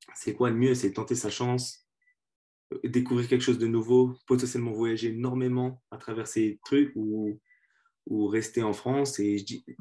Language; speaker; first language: French; native; French